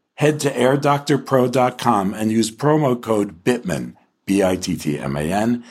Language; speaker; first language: English; native; English